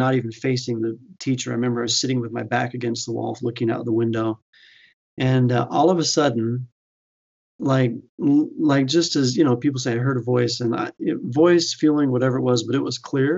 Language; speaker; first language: English; native; English